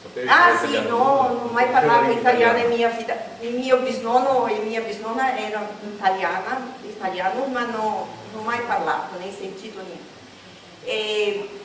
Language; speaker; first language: Italian; non-native, learner; Portuguese